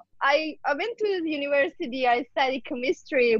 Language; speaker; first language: English; non-native, learner; Persian